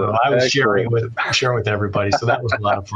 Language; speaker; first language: English; native; English